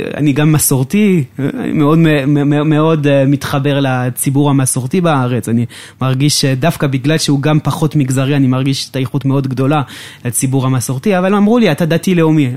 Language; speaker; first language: Hebrew; non-native, fluent; French